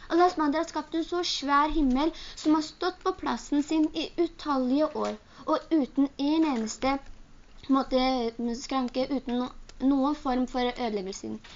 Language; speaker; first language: Norwegian; early bilingual, other home language; Urdu